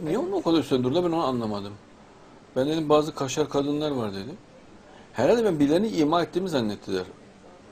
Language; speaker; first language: Turkish; native; Turkish